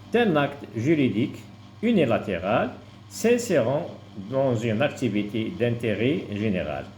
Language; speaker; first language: French; non-native, local second language; Arabic